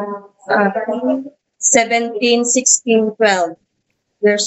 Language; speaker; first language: English; non-native, learner; Hiligaynon